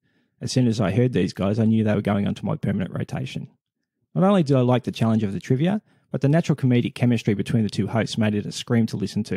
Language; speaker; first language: English; native; English